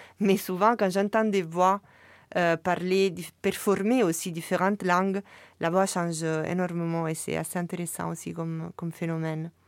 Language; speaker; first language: French; non-native, fluent; Italian